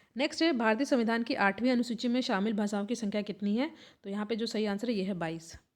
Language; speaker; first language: Hindi; native; Hindi